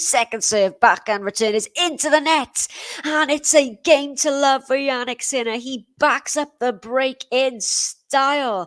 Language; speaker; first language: English; native; English